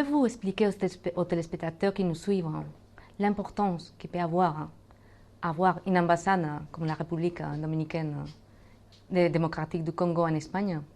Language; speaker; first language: French; non-native, fluent; Spanish